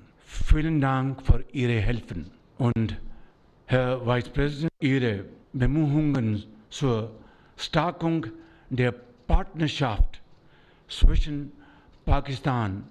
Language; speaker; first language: German; non-native, learner; Urdu